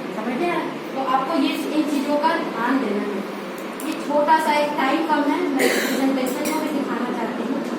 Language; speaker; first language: Hindi; non-native, local second language; Chhattisgarhi